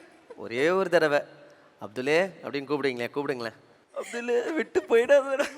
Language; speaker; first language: Tamil; native; Tamil